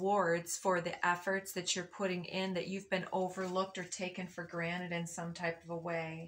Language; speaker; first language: English; native; English